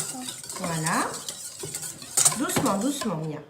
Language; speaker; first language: French; native; French